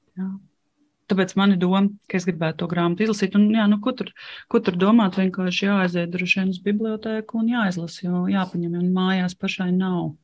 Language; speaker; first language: Latvian; non-native, local second language; Russian